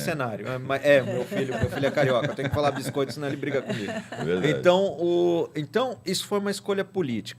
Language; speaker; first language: Portuguese; native; Portuguese